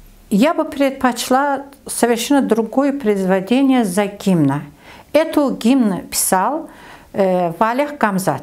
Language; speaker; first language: Russian; non-native, learner; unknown